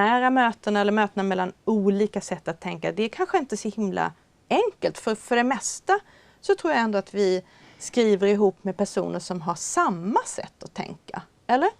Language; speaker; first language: Swedish; native; Swedish